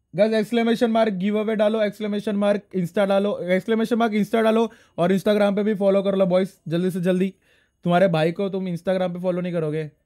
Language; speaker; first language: Hindi; non-native, local second language; Marathi